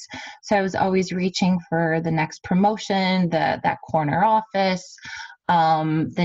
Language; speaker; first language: English; native; English